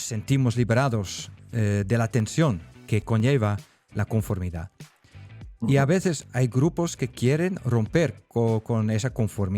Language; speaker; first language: Spanish; non-native, fluent; Dutch